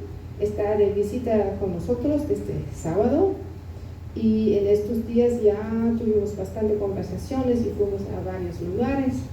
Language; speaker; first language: Spanish; non-native, fluent; German